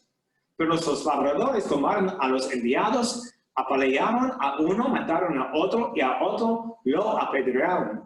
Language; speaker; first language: Spanish; non-native, fluent; English